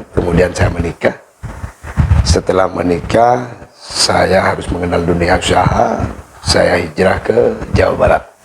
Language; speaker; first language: Indonesian; non-native, local second language; Madurese